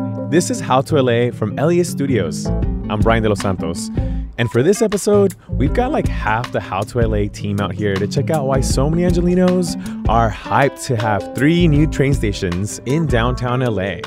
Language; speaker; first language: English; native; English